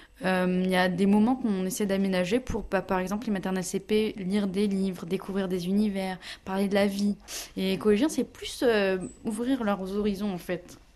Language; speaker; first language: French; native; French